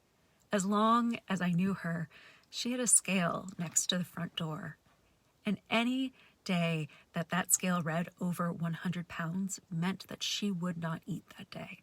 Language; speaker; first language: English; native; English